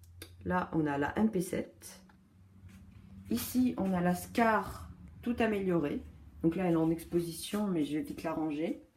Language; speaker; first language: French; native; French